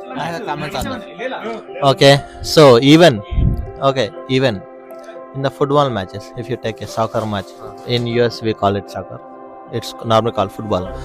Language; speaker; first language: English; non-native, local second language; Telugu